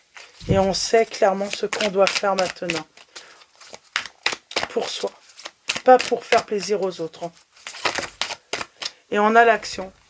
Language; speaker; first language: French; native; French